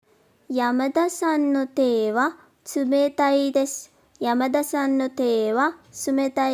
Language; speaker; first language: Japanese; non-native, fluent; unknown